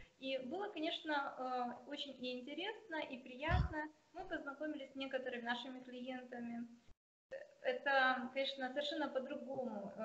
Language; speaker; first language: Russian; non-native, local second language; Ukrainian